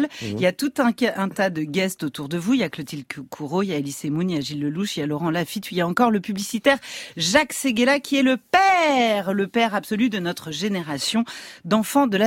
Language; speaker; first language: French; native; French